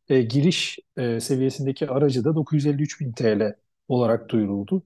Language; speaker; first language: Turkish; native; Turkish